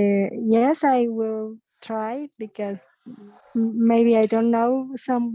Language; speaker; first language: English; non-native, learner; Spanish